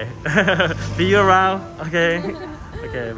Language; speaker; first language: English; non-native, local second language; Thai